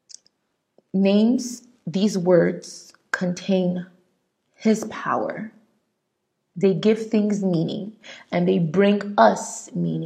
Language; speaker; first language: English; non-native, local second language; Igbo